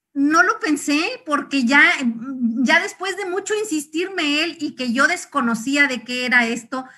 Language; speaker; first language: Spanish; native; Spanish